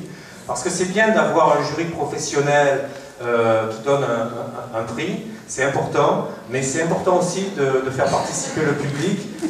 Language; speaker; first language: French; native; French